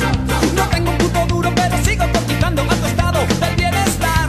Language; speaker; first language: Spanish; native; Spanish